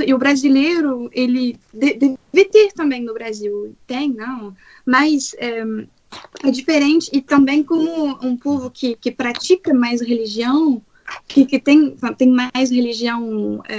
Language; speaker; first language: Portuguese; non-native, fluent; French